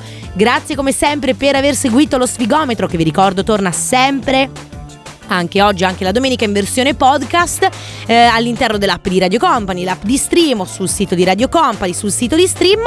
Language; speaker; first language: Italian; native; Italian